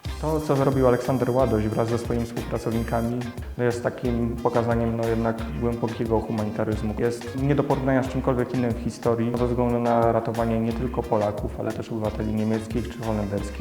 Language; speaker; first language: Polish; native; Polish